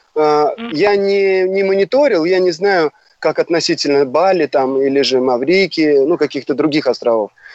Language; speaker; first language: Russian; native; Russian